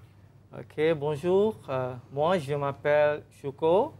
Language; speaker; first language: French; non-native, fluent; Malay